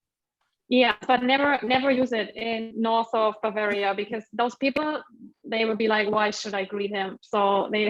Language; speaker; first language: English; non-native, fluent; German